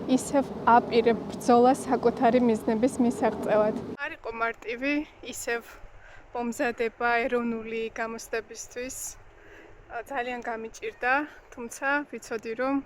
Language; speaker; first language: Georgian; native; Georgian